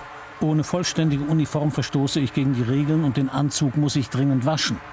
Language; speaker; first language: German; native; German